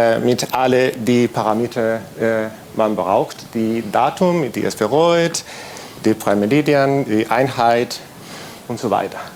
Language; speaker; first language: German; non-native, fluent; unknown